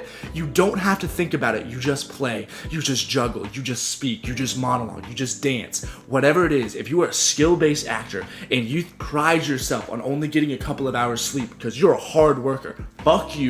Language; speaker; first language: English; native; English